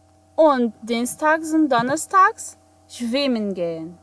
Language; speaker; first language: German; non-native, fluent; Portuguese